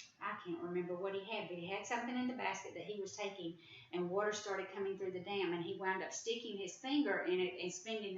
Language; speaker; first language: English; native; English